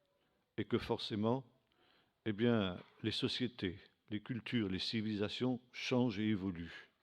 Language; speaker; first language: French; native; French